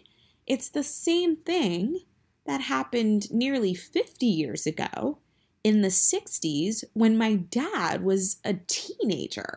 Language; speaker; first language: English; native; English